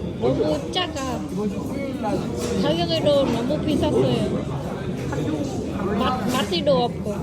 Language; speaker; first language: Korean; non-native, fluent; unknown